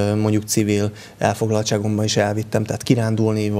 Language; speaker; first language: Hungarian; native; Hungarian